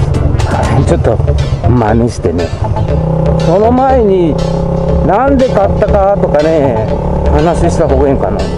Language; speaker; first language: Japanese; native; Japanese